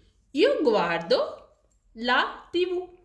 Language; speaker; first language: Italian; non-native, learner; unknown